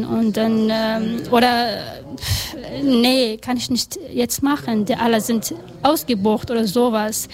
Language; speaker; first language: German; non-native, learner; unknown